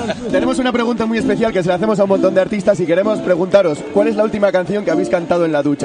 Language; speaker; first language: Spanish; native; Spanish